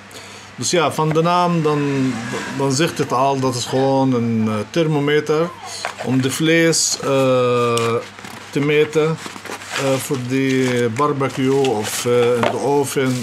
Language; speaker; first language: Dutch; non-native, learner; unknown